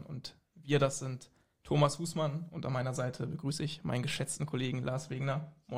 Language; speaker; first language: German; native; German